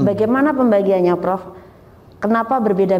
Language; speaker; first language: Indonesian; native; Indonesian